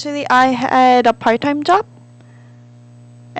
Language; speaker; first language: English; non-native, learner; Korean